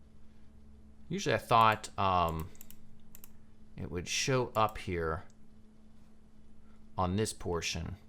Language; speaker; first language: English; native; English